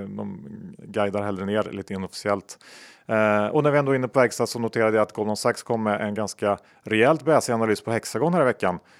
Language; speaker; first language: Swedish; native; Swedish